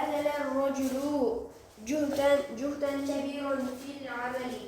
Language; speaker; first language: Arabic; non-native, learner; Uzbek